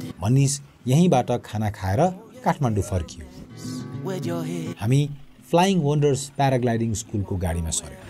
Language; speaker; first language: Nepali; native; Nepali